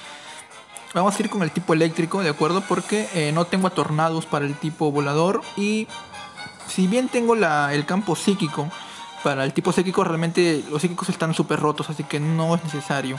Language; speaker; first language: Spanish; native; Spanish